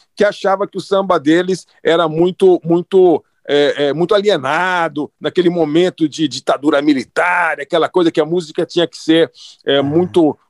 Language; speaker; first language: Portuguese; native; Portuguese